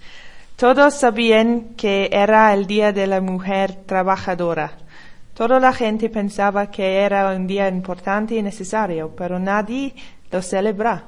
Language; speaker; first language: Spanish; non-native, learner; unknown